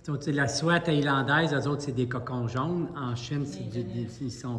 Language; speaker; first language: French; native; French